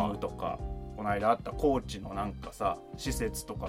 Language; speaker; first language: Japanese; native; Japanese